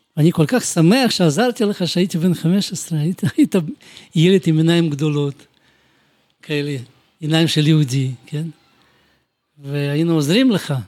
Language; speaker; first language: Hebrew; non-native, fluent; Russian